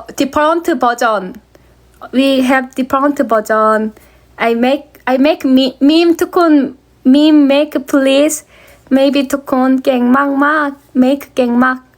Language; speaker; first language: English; non-native, learner; Korean